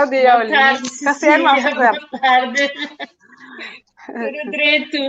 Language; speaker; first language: Portuguese; non-native, local second language; Kabuverdianu